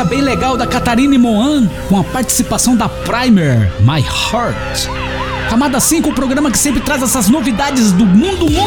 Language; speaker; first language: Portuguese; native; Portuguese